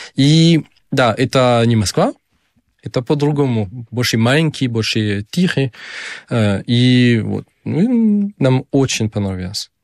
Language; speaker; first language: Russian; non-native, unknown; French